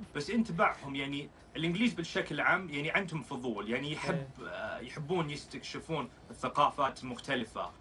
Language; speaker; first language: Arabic; non-native, fluent; English